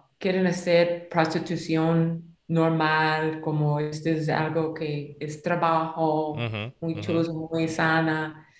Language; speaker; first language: Spanish; non-native, learner; English